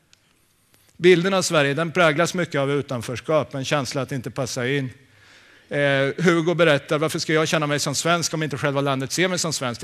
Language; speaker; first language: Swedish; native; Swedish